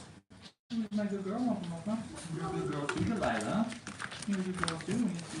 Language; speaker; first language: English; native; English